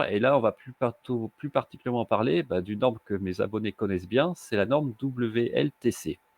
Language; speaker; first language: French; native; French